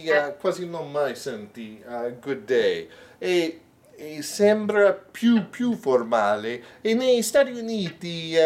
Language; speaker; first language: Italian; non-native, learner; English